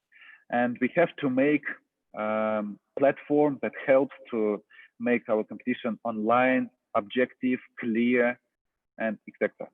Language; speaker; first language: English; non-native, fluent; Russian